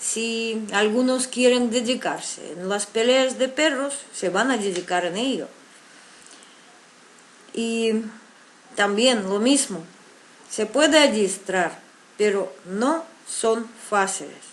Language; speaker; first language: Spanish; non-native, fluent; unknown